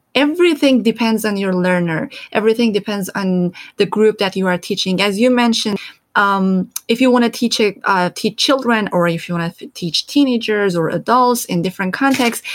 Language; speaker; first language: English; non-native, fluent; Persian